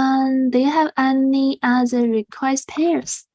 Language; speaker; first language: English; non-native, fluent; Chinese